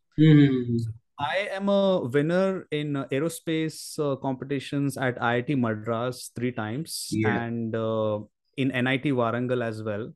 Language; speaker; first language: English; non-native, local second language; Marathi